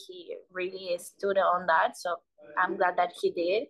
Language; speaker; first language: English; non-native, learner; Spanish